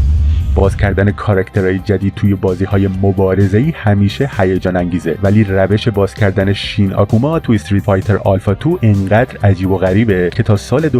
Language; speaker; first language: Persian; native; Persian